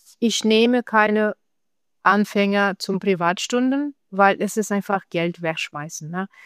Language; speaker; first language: German; non-native, learner; Russian